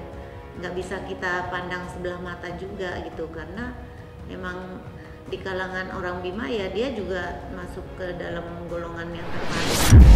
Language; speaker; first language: Indonesian; native; Indonesian